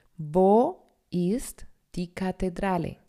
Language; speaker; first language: German; non-native, fluent; Spanish